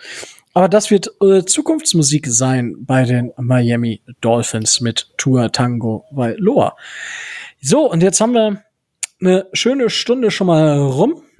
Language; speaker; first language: German; native; German